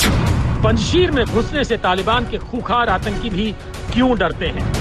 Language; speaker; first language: Hindi; native; Hindi